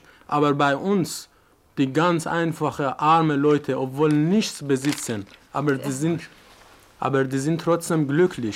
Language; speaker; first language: German; non-native, learner; Persian